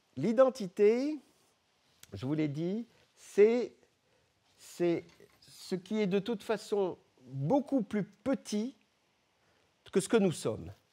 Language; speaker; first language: French; early bilingual, other home language; Arabic